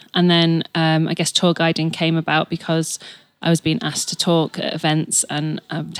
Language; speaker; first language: English; native; English